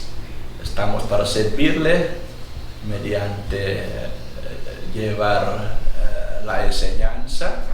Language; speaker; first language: Spanish; non-native, fluent; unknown